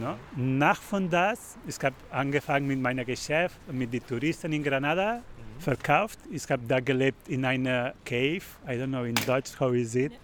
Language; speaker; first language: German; non-native, learner; Spanish